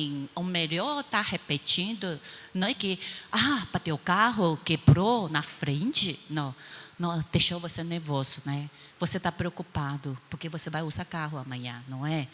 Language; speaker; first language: Portuguese; non-native, fluent; Chinese